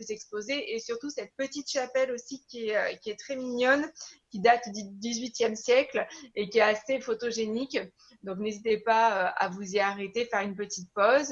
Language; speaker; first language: French; native; French